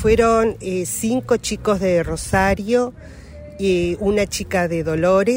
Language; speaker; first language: Spanish; native; Spanish